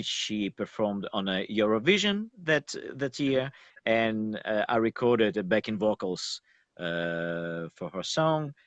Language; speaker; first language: English; non-native, learner; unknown